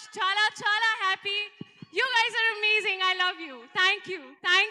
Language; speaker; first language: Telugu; non-native, learner; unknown